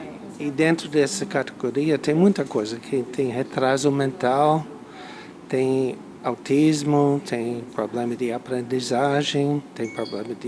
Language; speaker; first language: Portuguese; non-native, fluent; English